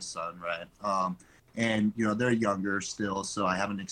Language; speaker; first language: English; native; English